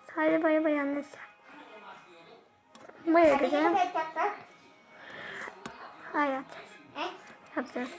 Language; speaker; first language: Turkish; early bilingual, heritage; Turkish